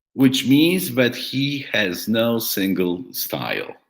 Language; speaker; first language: English; non-native, fluent; Polish